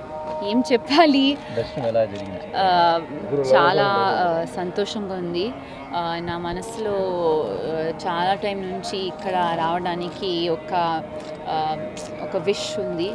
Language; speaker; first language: Telugu; non-native, learner; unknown